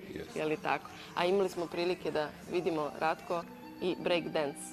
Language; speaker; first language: Bosnian; native; Bosnian